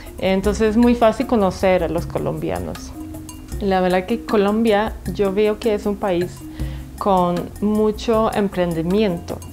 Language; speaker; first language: Spanish; non-native, fluent; Swedish